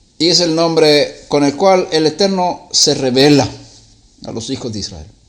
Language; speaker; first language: Spanish; non-native, fluent; Swedish